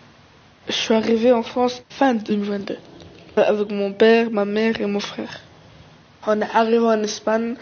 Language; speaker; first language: French; early bilingual, other home language; Arabic